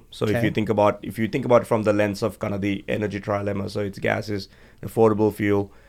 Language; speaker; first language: English; non-native, local second language; Sinhala